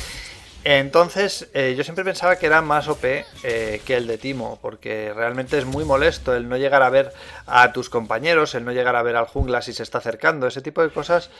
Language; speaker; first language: Spanish; native; Spanish